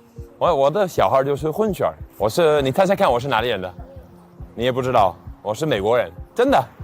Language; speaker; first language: Chinese; non-native, fluent; English